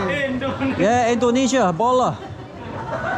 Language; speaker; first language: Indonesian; non-native, learner; English